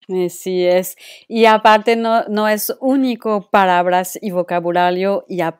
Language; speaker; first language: Spanish; non-native, local second language; French